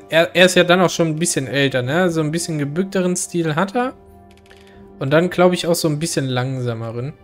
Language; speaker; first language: German; native; German